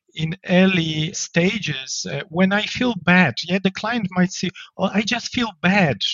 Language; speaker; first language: English; non-native, fluent; Polish